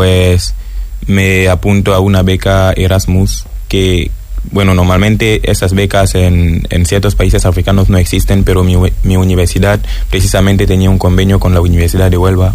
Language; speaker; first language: Spanish; non-native, fluent; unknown